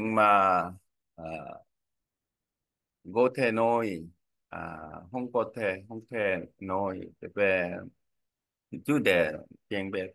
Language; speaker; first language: Vietnamese; non-native, learner; Korean